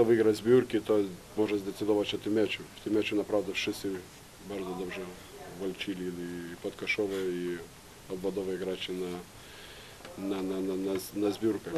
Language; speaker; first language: Polish; non-native, fluent; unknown